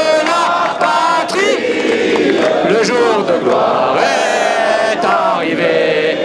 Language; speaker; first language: French; early bilingual, other home language; Arabic